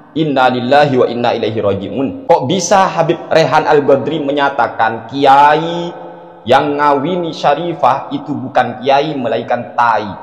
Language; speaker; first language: Indonesian; non-native, local second language; Madurese